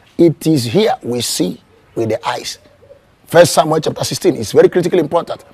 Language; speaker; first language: English; non-native, local second language; Igbo